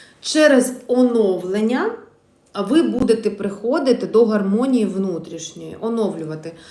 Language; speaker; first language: Ukrainian; non-native, local second language; Russian